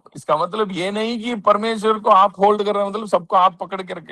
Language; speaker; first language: Hindi; non-native, local second language; Tamil